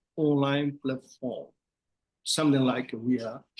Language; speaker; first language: English; non-native, fluent; Burmese